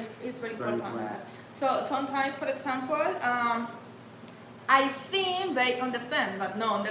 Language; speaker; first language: English; non-native, learner; Spanish